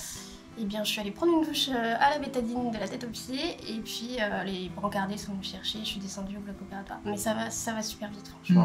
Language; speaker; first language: French; native; French